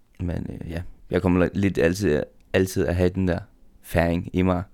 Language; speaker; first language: Danish; non-native, local second language; Faroese